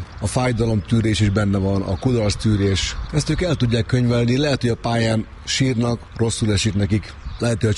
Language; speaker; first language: Hungarian; native; Hungarian